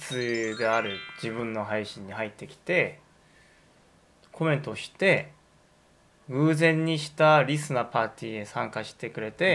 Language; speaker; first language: Japanese; non-native, fluent; Korean